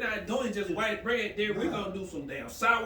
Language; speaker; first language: English; native; English